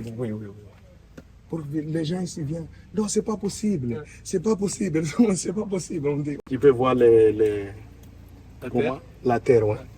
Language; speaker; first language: French; non-native, learner; Portuguese